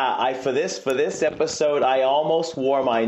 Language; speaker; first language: English; native; English